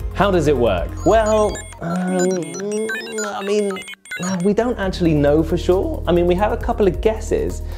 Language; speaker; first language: English; native; English